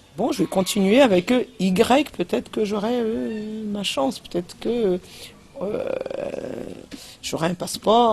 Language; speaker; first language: French; non-native, local second language; Malagasy